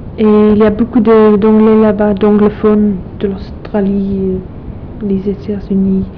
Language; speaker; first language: French; non-native, fluent; English